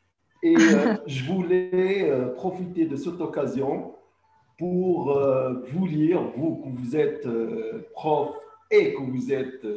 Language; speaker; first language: French; non-native, local second language; Arabic